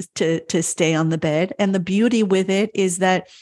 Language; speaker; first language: English; early bilingual, other home language; French